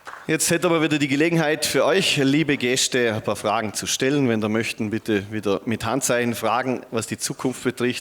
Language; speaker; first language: German; native; German